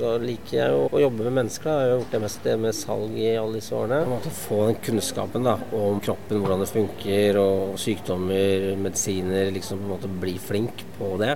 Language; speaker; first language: Norwegian; native; Norwegian